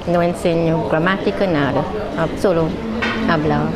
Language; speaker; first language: Spanish; non-native, learner; English